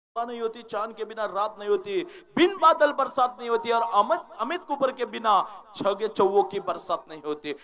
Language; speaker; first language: Hindi; non-native, local second language; Marathi